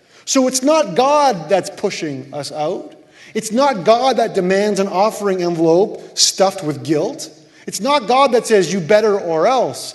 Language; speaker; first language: English; native; English